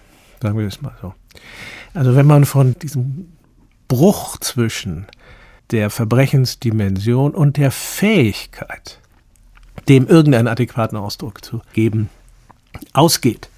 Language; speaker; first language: German; native; German